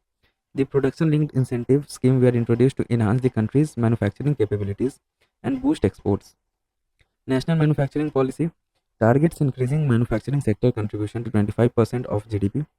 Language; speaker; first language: English; non-native, local second language; Hindi